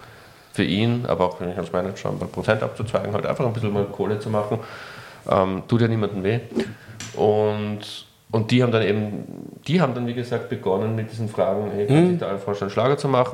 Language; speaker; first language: German; native; German